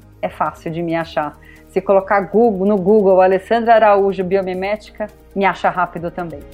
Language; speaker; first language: Portuguese; native; Portuguese